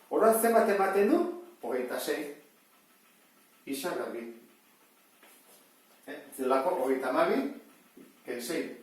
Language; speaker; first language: Basque; native; Basque